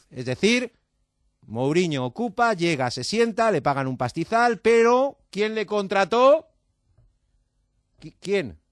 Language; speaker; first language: Spanish; native; Spanish